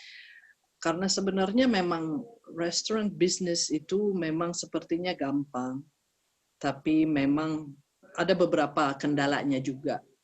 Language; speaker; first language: Indonesian; early bilingual, heritage; Indonesian